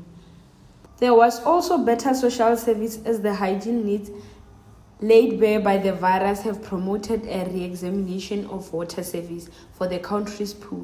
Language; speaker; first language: English; non-native, local second language; Northern Sotho